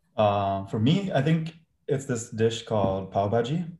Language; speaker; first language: English; early bilingual, other home language; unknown